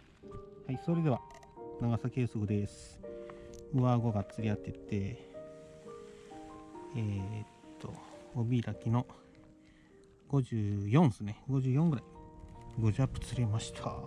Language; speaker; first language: Japanese; native; Japanese